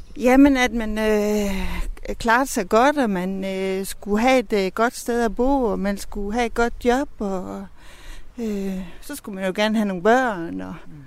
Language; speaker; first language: Danish; native; Danish